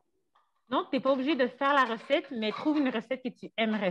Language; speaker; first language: French; native; French